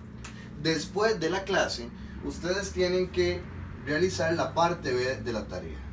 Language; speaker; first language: Spanish; native; Spanish